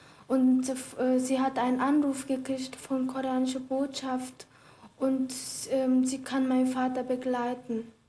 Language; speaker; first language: German; non-native, fluent; Korean